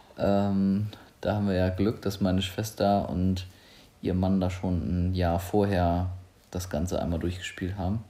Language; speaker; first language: German; native; German